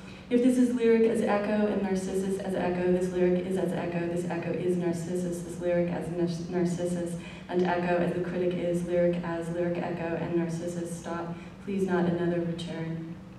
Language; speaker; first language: English; native; English